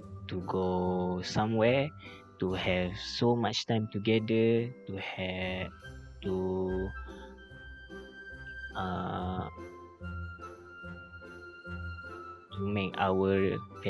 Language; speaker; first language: English; non-native, local second language; Malay